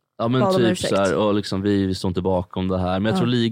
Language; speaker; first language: Swedish; native; Swedish